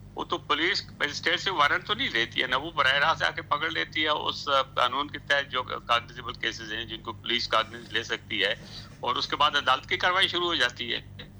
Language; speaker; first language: Urdu; non-native, local second language; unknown